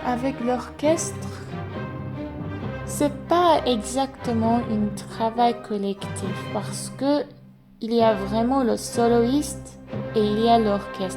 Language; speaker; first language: French; non-native, fluent; English